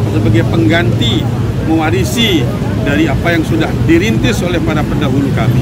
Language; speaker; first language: Indonesian; non-native, local second language; Sasak